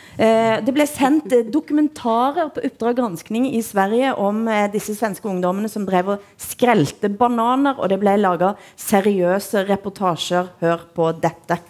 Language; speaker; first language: Norwegian; native; Norwegian